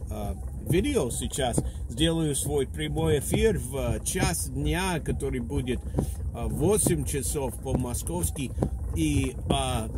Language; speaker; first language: Russian; non-native, fluent; English